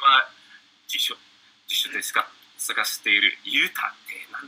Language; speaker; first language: Japanese; non-native, learner; English